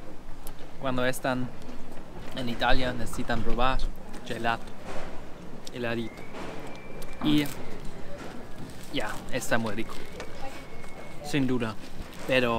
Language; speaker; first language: Spanish; non-native, learner; German